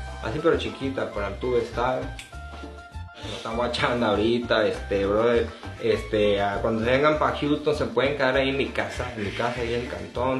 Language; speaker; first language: Spanish; native; Spanish